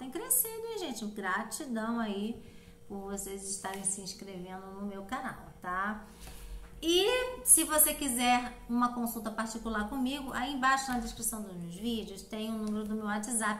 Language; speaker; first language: Portuguese; native; Portuguese